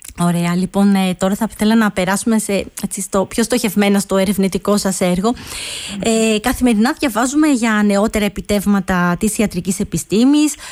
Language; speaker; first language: Greek; native; Greek